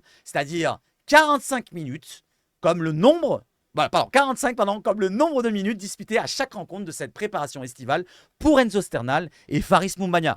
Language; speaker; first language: French; native; French